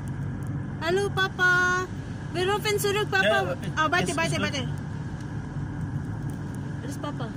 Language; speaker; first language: German; non-native, learner; Filipino